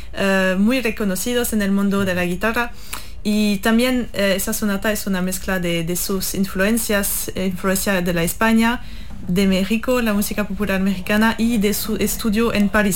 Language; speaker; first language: Spanish; non-native, learner; English